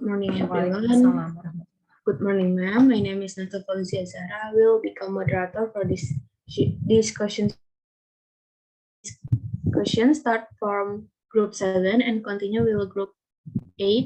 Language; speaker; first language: English; non-native, learner; Indonesian